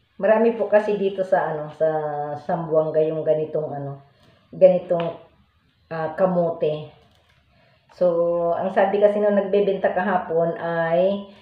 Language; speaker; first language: Filipino; non-native, local second language; Iloko